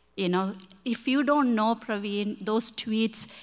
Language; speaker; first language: English; non-native, local second language; Malayalam